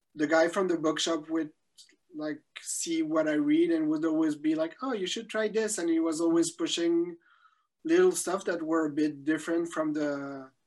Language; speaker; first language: English; non-native, fluent; French